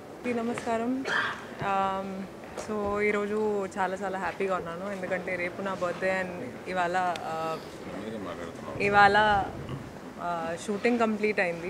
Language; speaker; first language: Telugu; non-native, local second language; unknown